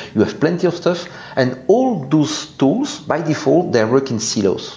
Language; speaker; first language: English; non-native, fluent; French